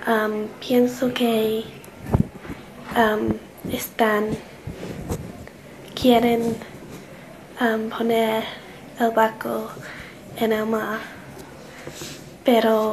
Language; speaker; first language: Spanish; non-native, learner; English